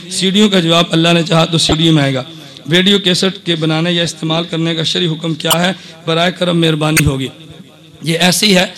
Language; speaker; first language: Urdu; non-native, local second language; Punjabi